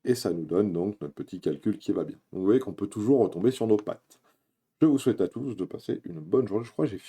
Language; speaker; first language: French; native; French